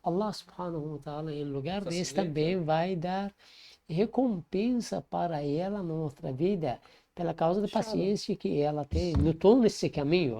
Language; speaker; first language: Portuguese; non-native, learner; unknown